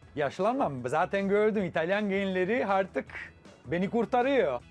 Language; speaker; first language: Turkish; non-native, fluent; Italian